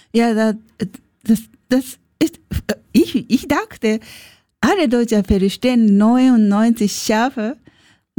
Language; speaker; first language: German; non-native, learner; Japanese